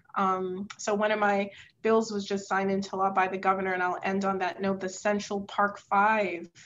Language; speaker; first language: English; native; English